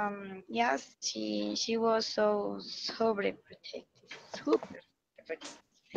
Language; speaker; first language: English; non-native, learner; Spanish